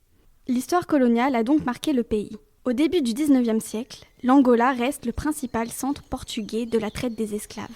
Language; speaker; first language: French; native; French